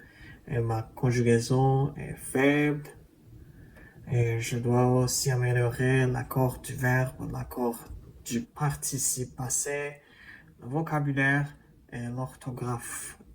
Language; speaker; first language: French; non-native, learner; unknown